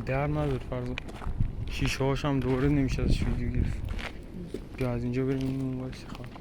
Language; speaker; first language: Persian; native; Persian